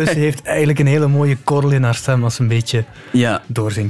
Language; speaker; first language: Dutch; native; Dutch